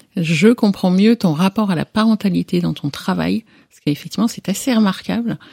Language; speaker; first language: French; native; French